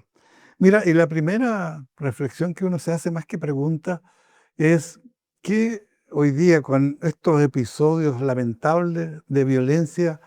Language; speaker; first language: Spanish; native; Spanish